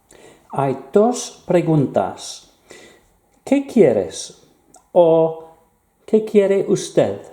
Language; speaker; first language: Spanish; non-native, fluent; English